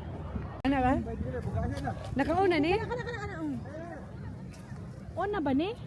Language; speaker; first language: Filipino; non-native, local second language; Cebuano